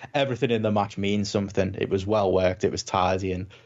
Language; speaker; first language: English; native; English